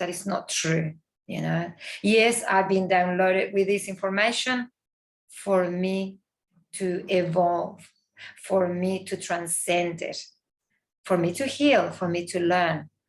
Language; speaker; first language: English; non-native, fluent; Spanish